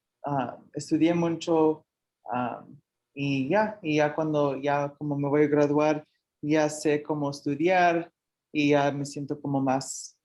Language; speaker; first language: Spanish; early bilingual, heritage; Spanish